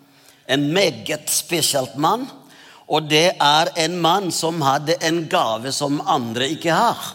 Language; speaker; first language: Norwegian; non-native, fluent; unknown